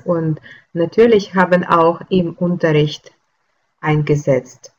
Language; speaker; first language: German; non-native, fluent; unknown